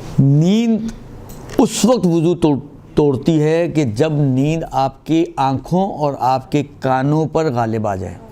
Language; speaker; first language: Urdu; non-native, local second language; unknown